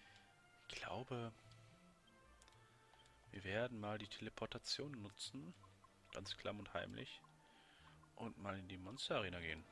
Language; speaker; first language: German; native; German